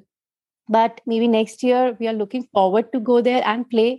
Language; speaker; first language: English; non-native, local second language; Hindi